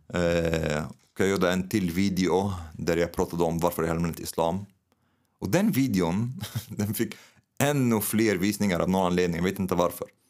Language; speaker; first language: Swedish; non-native, fluent; Arabic